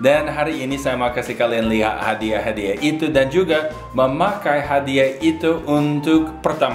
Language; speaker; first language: Indonesian; non-native, fluent; English